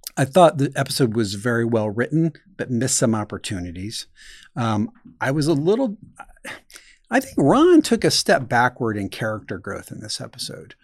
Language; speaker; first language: English; native; English